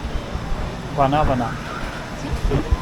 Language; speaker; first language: Spanish; non-native, learner; Chinese